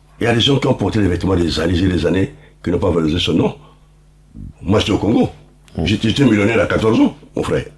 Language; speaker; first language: French; non-native, local second language; Lingala